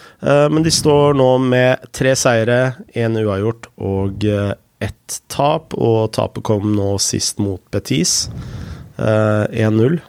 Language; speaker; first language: Norwegian; native; Norwegian